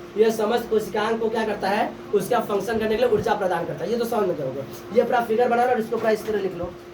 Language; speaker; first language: Hindi; native; Hindi